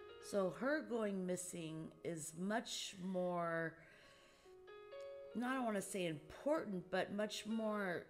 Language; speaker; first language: English; early bilingual, other home language; Portuguese